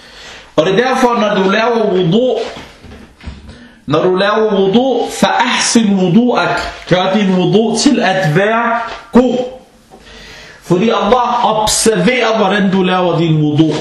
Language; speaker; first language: Danish; non-native, fluent; Arabic